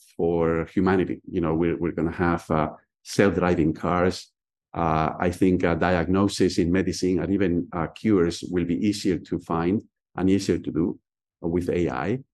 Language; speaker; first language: English; non-native, fluent; Spanish